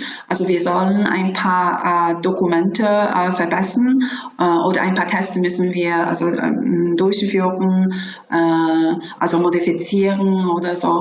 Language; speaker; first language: German; non-native, fluent; Chinese